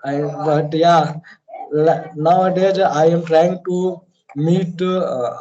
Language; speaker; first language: English; non-native, learner; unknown